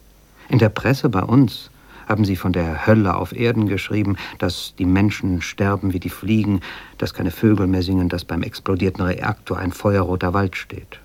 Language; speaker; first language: German; native; German